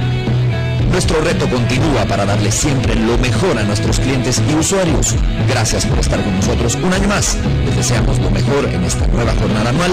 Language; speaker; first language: Spanish; native; Spanish